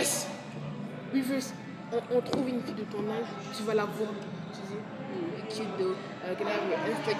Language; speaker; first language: French; native; French